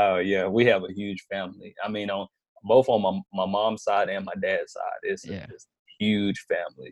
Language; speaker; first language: English; native; English